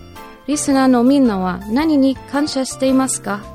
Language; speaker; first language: Japanese; non-native, learner; English